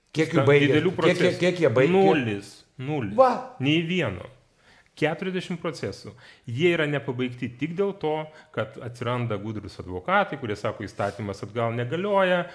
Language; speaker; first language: Lithuanian; non-native, fluent; Georgian